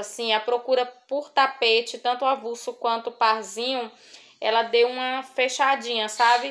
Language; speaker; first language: Portuguese; native; Portuguese